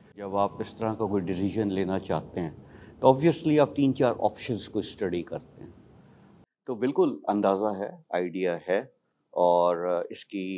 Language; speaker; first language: Urdu; native; Urdu